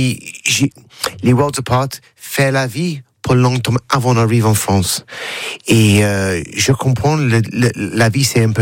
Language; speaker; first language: French; non-native, learner; English